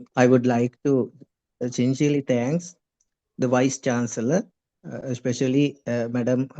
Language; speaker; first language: English; non-native, local second language; Sinhala